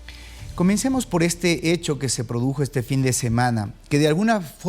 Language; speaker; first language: Spanish; native; Spanish